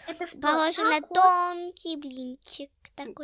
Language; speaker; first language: Russian; early bilingual, heritage; Russian